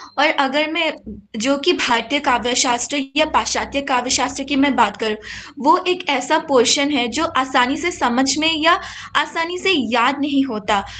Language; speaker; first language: Hindi; non-native, local second language; Assamese